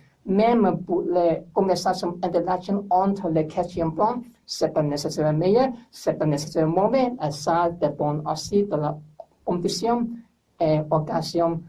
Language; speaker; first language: French; non-native, learner; English